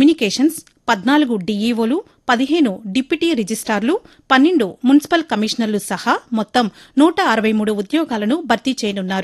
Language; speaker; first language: Telugu; native; Telugu